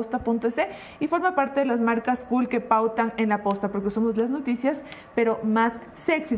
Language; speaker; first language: Spanish; native; Spanish